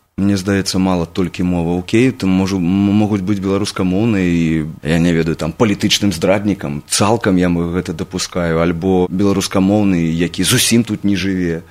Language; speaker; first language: Belarusian; non-native, local second language; Russian